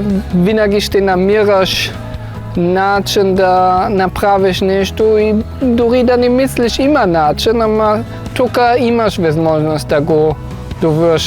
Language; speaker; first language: Bulgarian; non-native, fluent; German